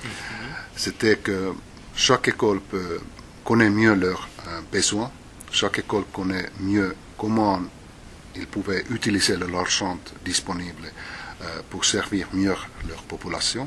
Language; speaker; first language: French; non-native, fluent; Finnish